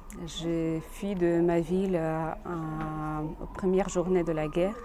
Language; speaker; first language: French; non-native, learner; Russian